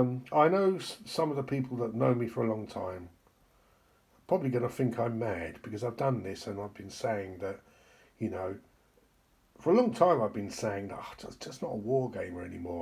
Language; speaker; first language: English; native; English